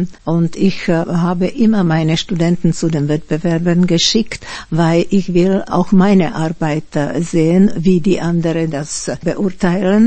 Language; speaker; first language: German; non-native, fluent; Slovak